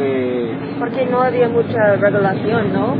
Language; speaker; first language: Spanish; non-native, learner; English